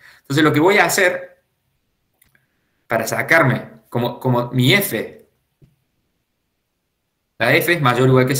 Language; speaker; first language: Spanish; native; Spanish